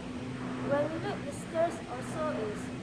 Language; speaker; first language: English; non-native, learner; Malay